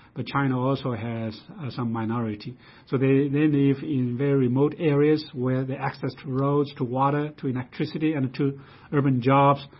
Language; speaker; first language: English; non-native, fluent; Chinese